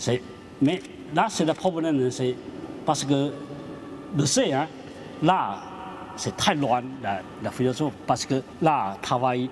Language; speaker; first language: French; non-native, learner; Chinese